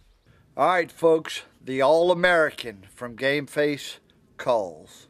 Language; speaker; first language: English; native; English